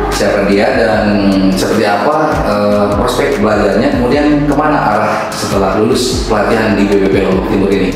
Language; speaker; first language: Indonesian; native; Indonesian